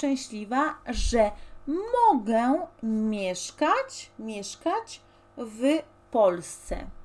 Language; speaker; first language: Polish; non-native, fluent; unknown